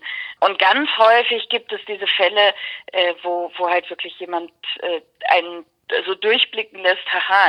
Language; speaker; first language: German; native; German